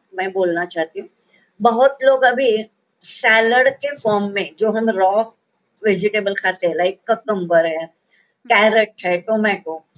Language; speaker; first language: Hindi; non-native, local second language; Marathi